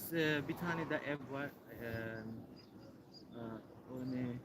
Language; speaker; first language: Turkish; non-native, learner; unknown